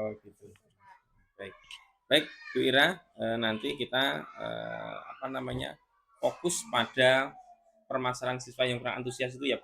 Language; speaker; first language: Indonesian; native; Indonesian